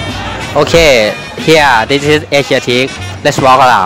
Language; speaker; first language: English; non-native, learner; Thai